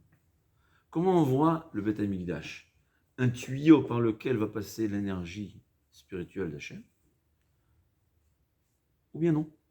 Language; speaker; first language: French; native; French